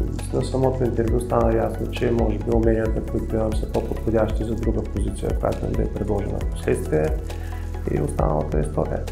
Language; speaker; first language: Bulgarian; native; Bulgarian